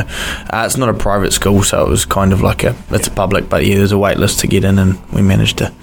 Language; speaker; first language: English; native; English